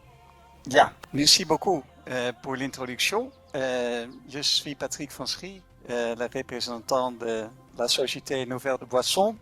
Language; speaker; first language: French; non-native, fluent; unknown